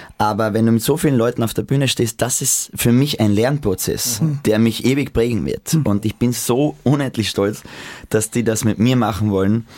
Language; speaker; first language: German; native; German